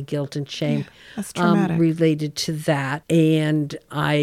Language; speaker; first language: English; native; English